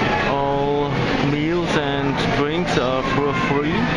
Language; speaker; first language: English; non-native, learner; German